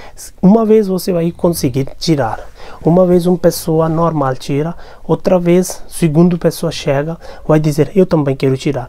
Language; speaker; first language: Portuguese; non-native, learner; Hindi